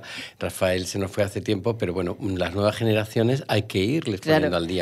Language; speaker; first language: Spanish; native; Spanish